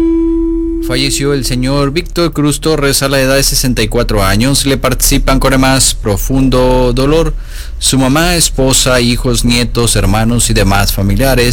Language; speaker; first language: Spanish; native; Spanish